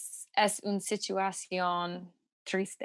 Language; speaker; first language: Spanish; non-native, learner; English